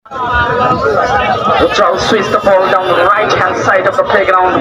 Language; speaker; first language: English; non-native, local second language; Bangla